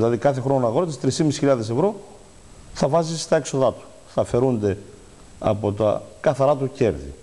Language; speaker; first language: Greek; native; Greek